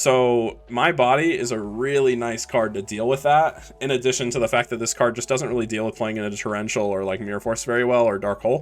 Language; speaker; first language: English; native; English